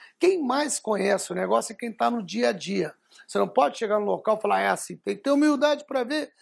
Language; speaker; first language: Portuguese; early bilingual, other home language; Arabic